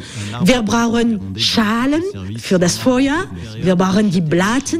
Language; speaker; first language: German; non-native, fluent; French